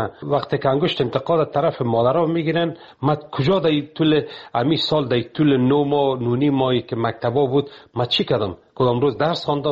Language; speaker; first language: Persian; native; Persian